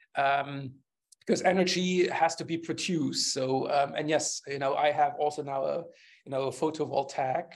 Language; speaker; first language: English; non-native, fluent; German